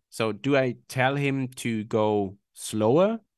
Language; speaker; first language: English; non-native, fluent; German